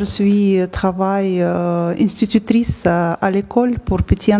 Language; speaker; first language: French; non-native, learner; Russian